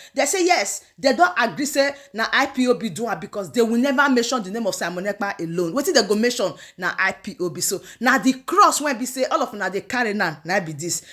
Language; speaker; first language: Nigerian Pidgin; non-native, local second language; Igbo